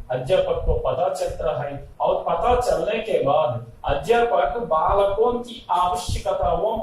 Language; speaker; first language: Hindi; non-native, local second language; Telugu